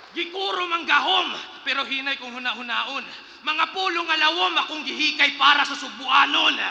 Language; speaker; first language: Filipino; non-native, local second language; Cebuano